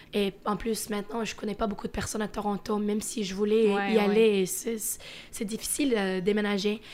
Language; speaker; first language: French; early bilingual, other home language; Russian